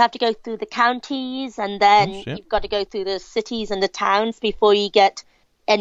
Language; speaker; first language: English; native; English